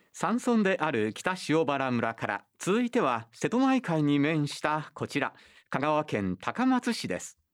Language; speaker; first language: Japanese; native; Japanese